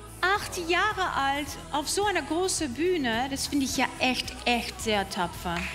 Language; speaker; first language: German; native; German